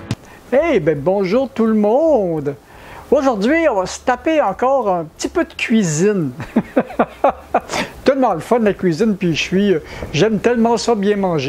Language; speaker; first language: French; native; French